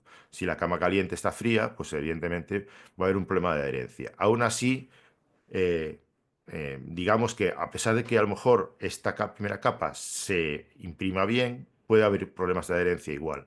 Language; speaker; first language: Spanish; native; Spanish